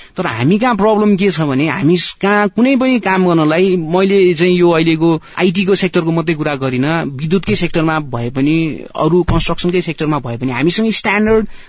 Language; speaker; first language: Nepali; native; Nepali